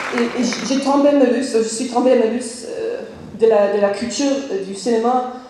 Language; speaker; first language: French; non-native, learner; English